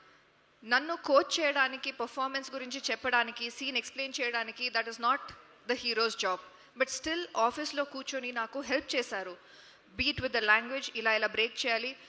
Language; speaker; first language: Telugu; non-native, learner; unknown